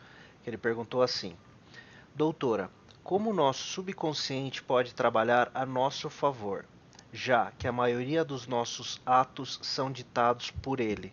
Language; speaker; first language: Portuguese; native; Portuguese